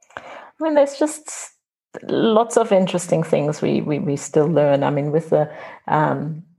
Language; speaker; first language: English; non-native, fluent; German